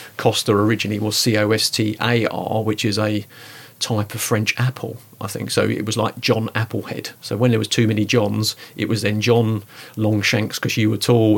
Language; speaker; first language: English; native; English